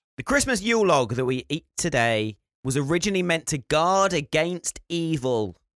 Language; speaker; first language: English; native; English